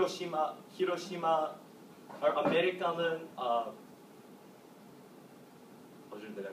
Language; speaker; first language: Turkish; non-native, learner; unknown